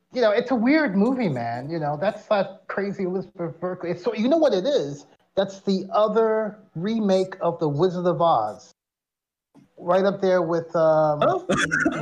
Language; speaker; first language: English; native; English